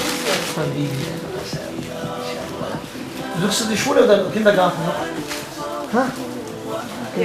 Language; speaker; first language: German; non-native, fluent; Arabic